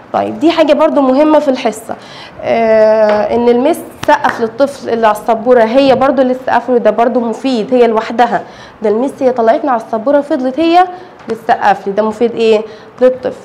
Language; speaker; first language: Arabic; native; Arabic